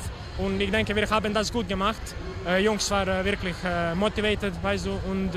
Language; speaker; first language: German; non-native, learner; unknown